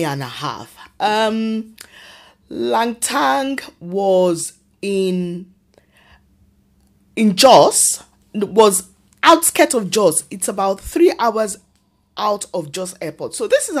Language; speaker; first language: English; non-native, local second language; Yoruba